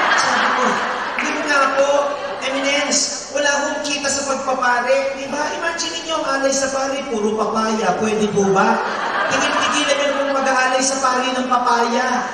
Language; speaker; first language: Filipino; native; Filipino